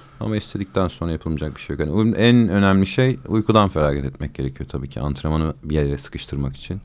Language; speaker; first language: Turkish; native; Turkish